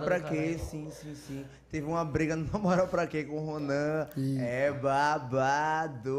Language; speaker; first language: Portuguese; native; Portuguese